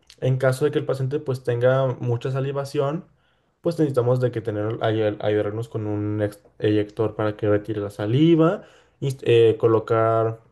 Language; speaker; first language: Spanish; native; Spanish